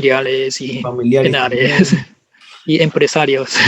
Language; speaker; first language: Spanish; non-native, learner; Japanese